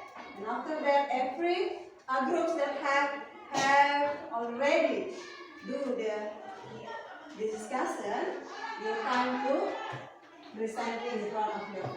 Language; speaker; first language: English; non-native, learner; Indonesian